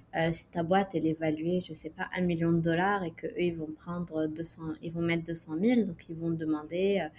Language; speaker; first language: French; non-native, local second language; Arabic